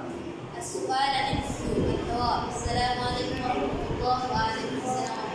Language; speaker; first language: Arabic; non-native, learner; Bangla